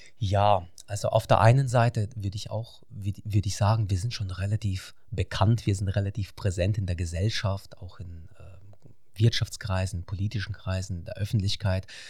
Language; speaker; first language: German; non-native, fluent; Russian